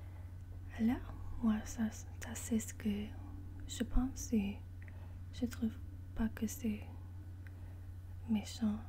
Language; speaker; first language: French; non-native, learner; English